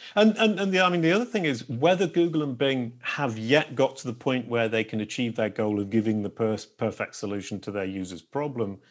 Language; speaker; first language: English; native; English